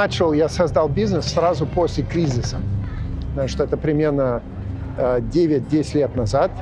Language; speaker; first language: Russian; non-native, fluent; English